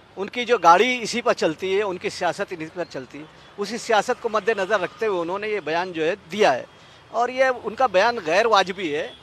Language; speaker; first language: Hindi; native; Hindi